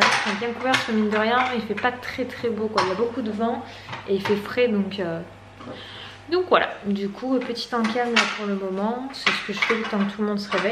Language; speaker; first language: French; native; French